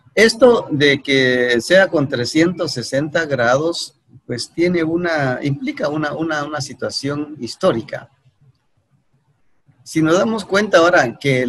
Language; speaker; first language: Spanish; native; Spanish